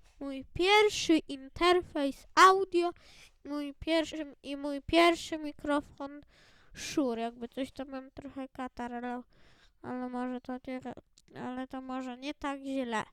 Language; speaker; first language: Polish; native; Polish